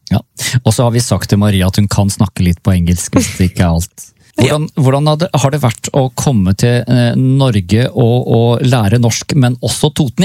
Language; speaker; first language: Norwegian; native; Norwegian